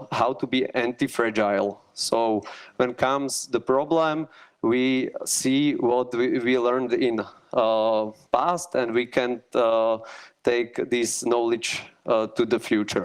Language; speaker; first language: English; non-native, learner; Slovak